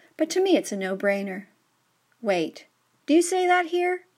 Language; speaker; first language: English; native; English